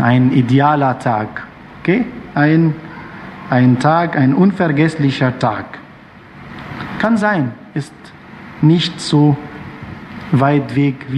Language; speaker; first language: German; non-native, fluent; Arabic